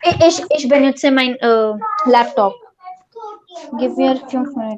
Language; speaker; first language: German; non-native, learner; Hindi